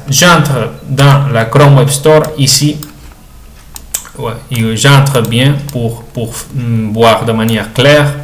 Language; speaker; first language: French; non-native, learner; Spanish